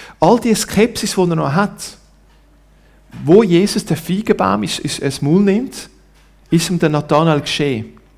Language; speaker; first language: German; non-native, local second language; Italian